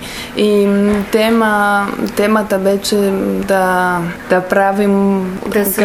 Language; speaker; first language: Bulgarian; non-native, learner; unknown